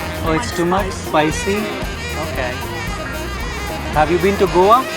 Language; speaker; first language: English; non-native, local second language; Hindi